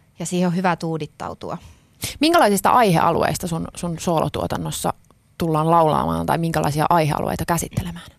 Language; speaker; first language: Finnish; native; Finnish